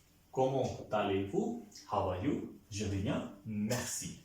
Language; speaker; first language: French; non-native, fluent; Hindi